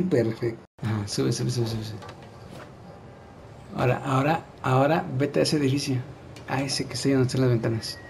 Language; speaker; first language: Spanish; native; Spanish